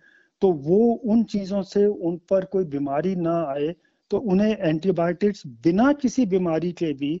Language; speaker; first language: Hindi; native; Hindi